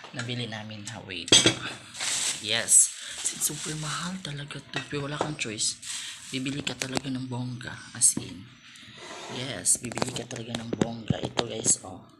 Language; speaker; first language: Filipino; non-native, local second language; Cebuano